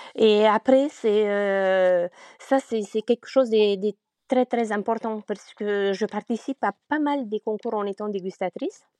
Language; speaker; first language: French; non-native, fluent; Romanian